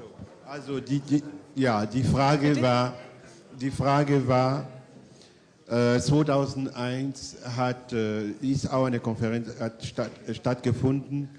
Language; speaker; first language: German; non-native, fluent; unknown